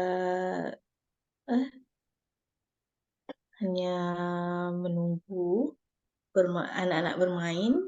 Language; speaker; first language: Indonesian; non-native, learner; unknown